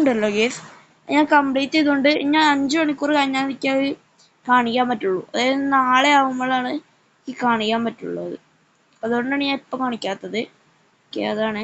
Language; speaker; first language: Malayalam; native; Malayalam